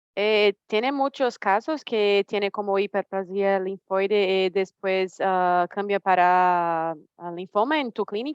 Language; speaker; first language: Spanish; non-native, fluent; Portuguese